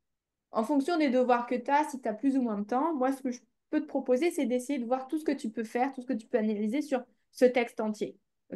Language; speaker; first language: French; native; French